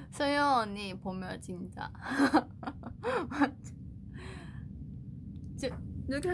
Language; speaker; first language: Korean; non-native, fluent; Chinese